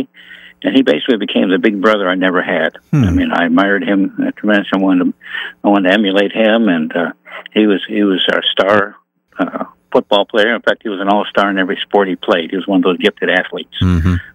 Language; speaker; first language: English; native; English